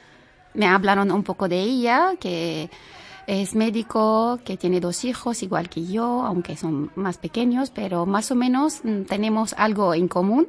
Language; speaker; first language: Spanish; non-native, fluent; Arabic